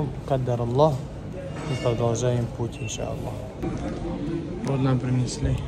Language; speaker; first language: Russian; non-native, fluent; Tajik